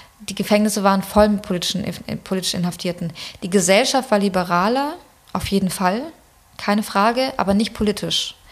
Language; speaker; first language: German; early bilingual, other home language; Persian